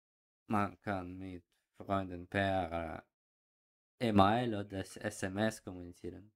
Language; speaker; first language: German; non-native, learner; Ukrainian